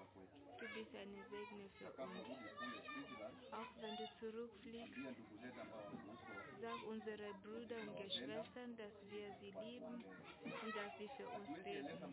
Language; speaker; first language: German; non-native, learner; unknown